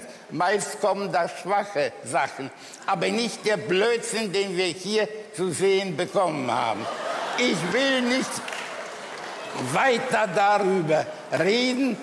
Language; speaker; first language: German; early bilingual, other home language; Polish